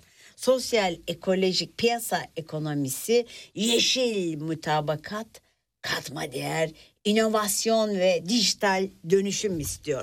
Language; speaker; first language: Turkish; native; Turkish